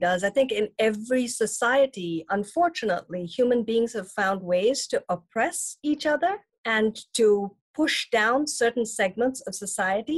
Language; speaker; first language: English; non-native, local second language; Tamil